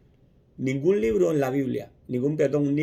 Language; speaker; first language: Spanish; native; Spanish